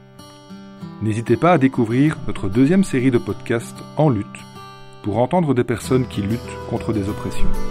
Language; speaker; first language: French; native; French